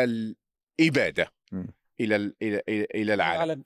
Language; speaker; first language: Arabic; native; Arabic